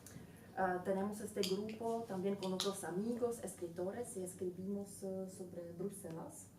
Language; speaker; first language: Spanish; non-native, fluent; Czech